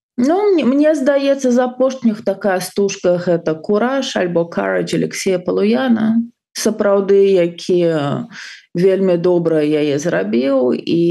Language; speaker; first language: Belarusian; non-native, local second language; Russian